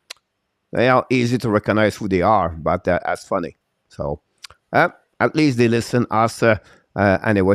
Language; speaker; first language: English; non-native, local second language; French